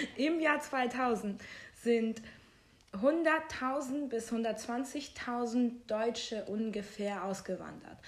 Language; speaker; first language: German; non-native, fluent; Persian